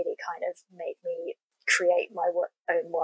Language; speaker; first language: English; native; English